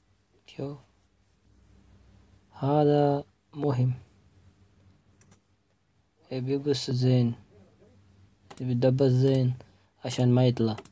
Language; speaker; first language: Arabic; non-native, learner; Urdu